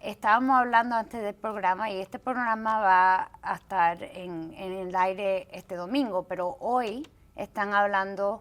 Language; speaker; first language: Spanish; early bilingual, heritage; Spanish